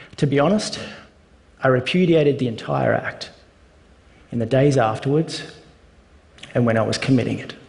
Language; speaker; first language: English; native; English